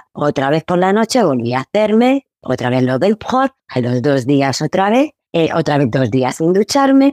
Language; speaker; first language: Spanish; early bilingual, other home language; Arabic